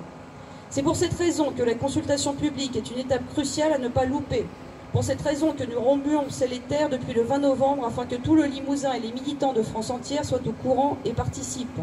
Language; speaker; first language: French; native; French